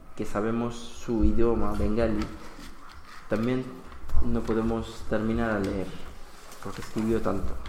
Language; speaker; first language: Spanish; non-native, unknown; Bangla